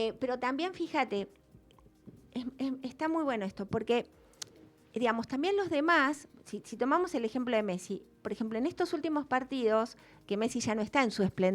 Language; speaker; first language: Spanish; native; Spanish